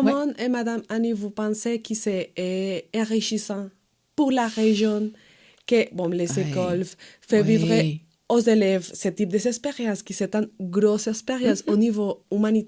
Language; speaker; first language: French; non-native, fluent; Spanish